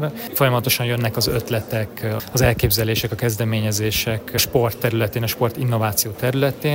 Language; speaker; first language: Hungarian; native; Hungarian